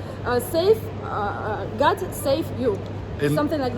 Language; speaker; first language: English; non-native, learner; Russian